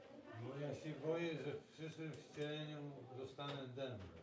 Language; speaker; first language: Polish; native; Polish